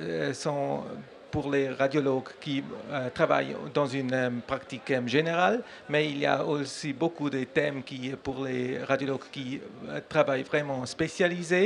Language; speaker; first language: French; non-native, learner; German